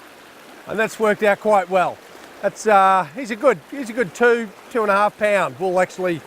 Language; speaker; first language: English; native; English